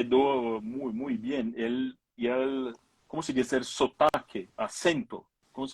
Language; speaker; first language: Spanish; non-native, fluent; Portuguese